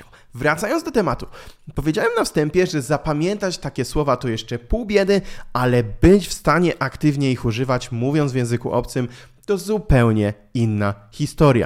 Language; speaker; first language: Polish; native; Polish